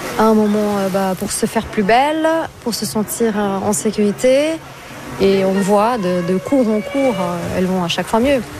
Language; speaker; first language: French; non-native, fluent; Portuguese